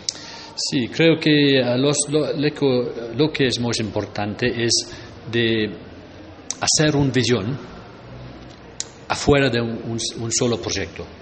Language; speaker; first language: Spanish; non-native, fluent; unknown